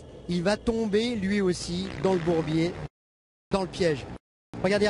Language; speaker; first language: French; native; French